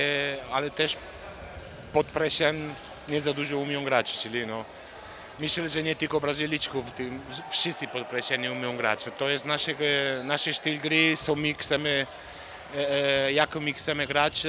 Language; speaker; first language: Polish; non-native, learner; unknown